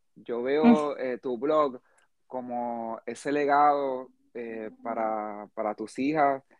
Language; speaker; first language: Spanish; early bilingual, heritage; Spanish